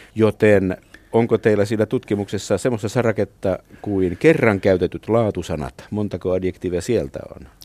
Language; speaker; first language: Finnish; native; Finnish